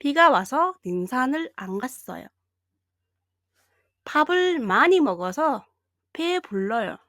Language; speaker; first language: Korean; non-native, fluent; Mongolian